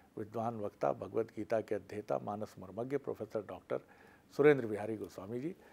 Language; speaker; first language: Hindi; native; Hindi